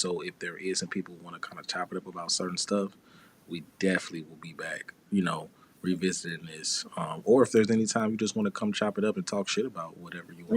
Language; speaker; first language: English; native; English